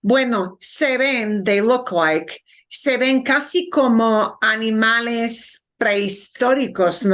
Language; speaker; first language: Spanish; non-native, fluent; English